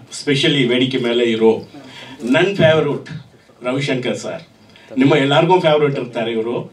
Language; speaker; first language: Kannada; non-native, learner; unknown